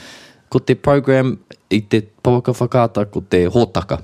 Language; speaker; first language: Māori; non-native, local second language; English